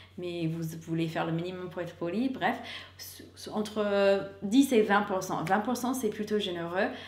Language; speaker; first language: French; non-native, fluent; English